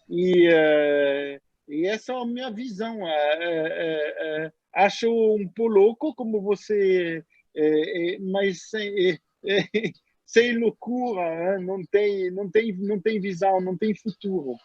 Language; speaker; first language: Portuguese; non-native, fluent; French